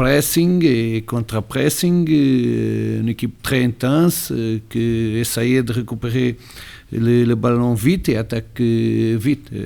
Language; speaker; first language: French; non-native, learner; Portuguese